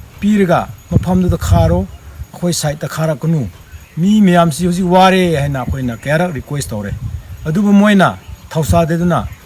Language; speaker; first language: Manipuri; non-native, local second language; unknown